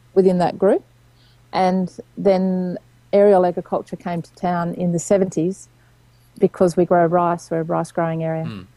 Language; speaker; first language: English; native; English